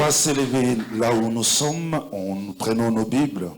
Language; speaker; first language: French; non-native, local second language; Lingala